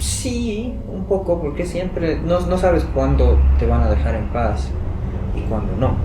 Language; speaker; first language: Spanish; non-native, fluent; Persian